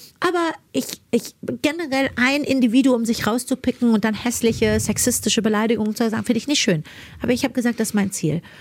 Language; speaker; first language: German; early bilingual, other home language; Persian